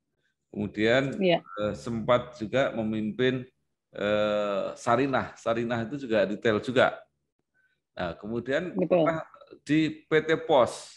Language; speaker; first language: Indonesian; native; Indonesian